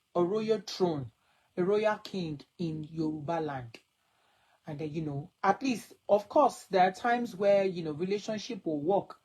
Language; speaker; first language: English; non-native, local second language; Yoruba